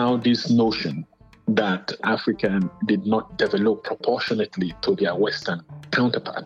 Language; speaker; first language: English; non-native, local second language; Igbo